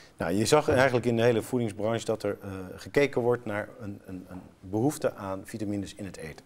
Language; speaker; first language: Dutch; native; Dutch